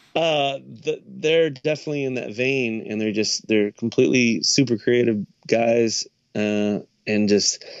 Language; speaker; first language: English; native; English